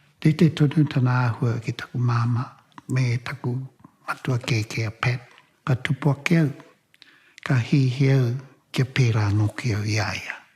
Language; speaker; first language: Māori; native; Māori